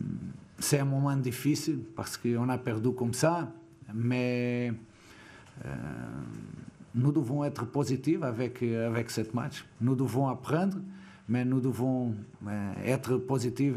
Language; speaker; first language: French; non-native, fluent; Portuguese